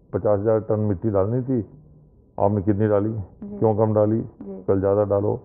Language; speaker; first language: Hindi; native; Hindi